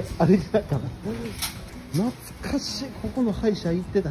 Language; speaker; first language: Japanese; native; Japanese